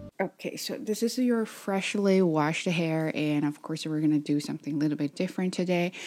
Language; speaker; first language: English; non-native, fluent; Chinese